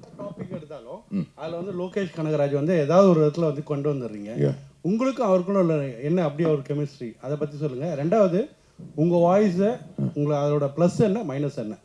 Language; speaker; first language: Tamil; native; Tamil